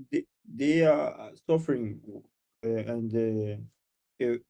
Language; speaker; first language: English; non-native, learner; Portuguese